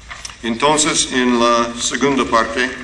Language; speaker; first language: Spanish; non-native, learner; English